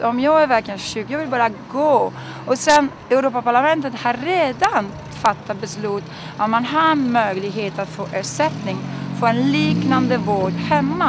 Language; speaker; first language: Swedish; non-native, fluent; Italian